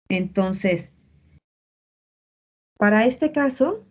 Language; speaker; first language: Spanish; native; Spanish